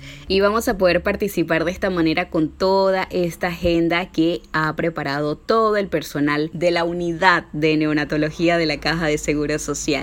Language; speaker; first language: Spanish; native; Spanish